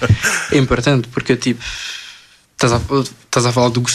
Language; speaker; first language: Portuguese; early bilingual, other home language; French